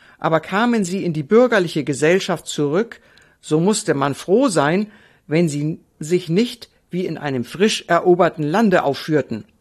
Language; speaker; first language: German; native; German